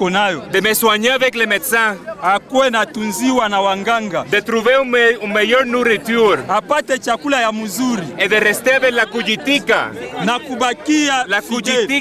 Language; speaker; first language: French; non-native, fluent; Spanish